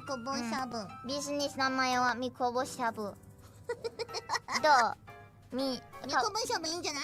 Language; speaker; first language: Japanese; non-native, learner; Indonesian